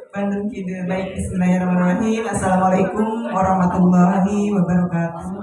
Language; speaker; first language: Indonesian; non-native, local second language; Sundanese